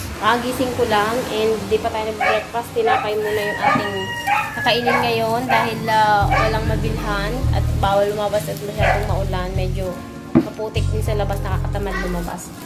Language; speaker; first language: Filipino; non-native, local second language; Bikol